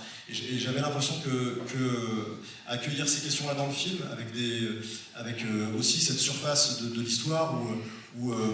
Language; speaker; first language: French; native; French